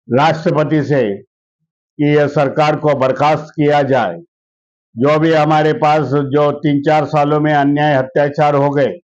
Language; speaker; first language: Hindi; non-native, local second language; Marathi